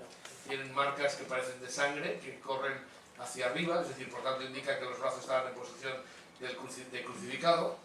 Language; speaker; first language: Spanish; native; Spanish